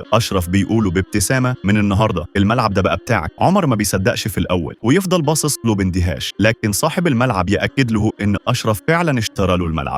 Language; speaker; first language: Arabic; native; Arabic